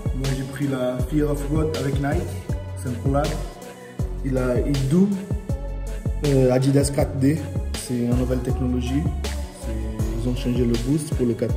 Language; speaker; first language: French; non-native, fluent; Portuguese